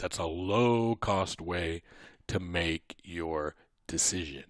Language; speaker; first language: English; native; English